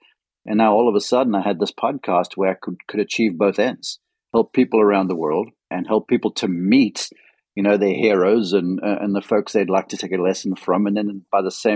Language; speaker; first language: English; native; English